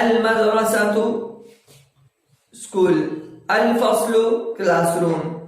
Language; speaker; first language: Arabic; non-native, fluent; Urdu